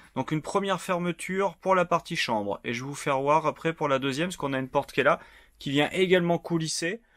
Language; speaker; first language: French; native; French